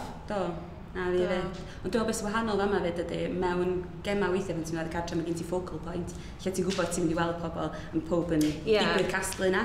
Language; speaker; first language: Welsh; native; Welsh